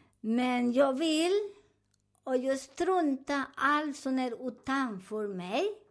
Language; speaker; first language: Swedish; non-native, learner; Spanish